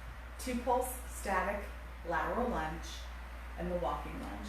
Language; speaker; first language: English; native; English